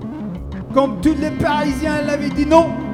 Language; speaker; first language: French; non-native, learner; English